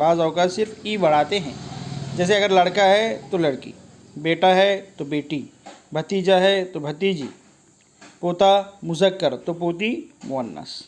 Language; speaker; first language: Urdu; native; Urdu